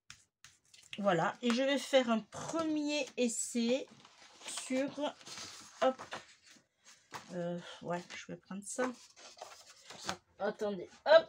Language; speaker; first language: French; native; French